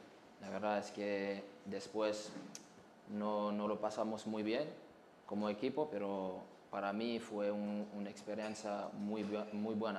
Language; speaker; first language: Spanish; non-native, learner; French